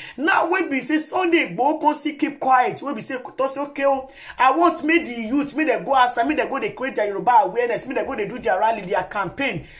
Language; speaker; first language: Nigerian Pidgin; non-native, local second language; Yoruba